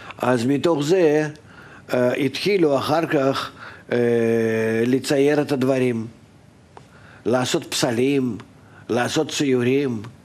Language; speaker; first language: Hebrew; non-native, fluent; Russian